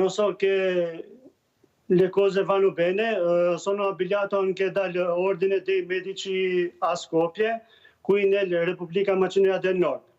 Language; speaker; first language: Italian; non-native, learner; Albanian